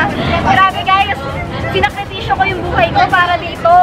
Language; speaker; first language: Filipino; native; Filipino